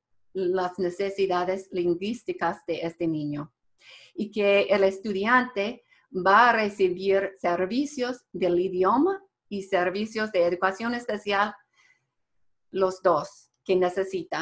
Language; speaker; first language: Spanish; non-native, fluent; English